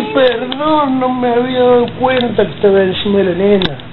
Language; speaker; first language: Spanish; native; Spanish